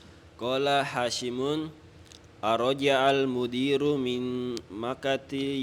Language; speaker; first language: Arabic; non-native, learner; Indonesian